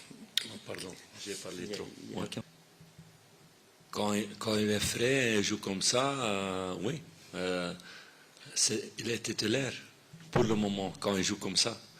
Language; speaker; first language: French; non-native, fluent; Dutch